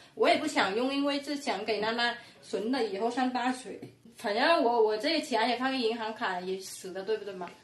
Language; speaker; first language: Chinese; non-native, fluent; Vietnamese